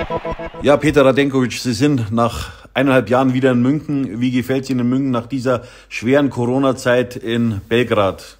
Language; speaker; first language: German; native; German